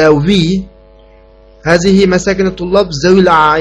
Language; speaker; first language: Arabic; non-native, fluent; Uyghur